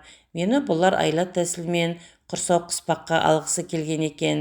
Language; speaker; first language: Kazakh; native; Kazakh